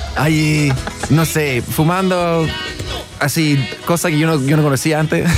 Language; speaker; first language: Spanish; non-native, fluent; English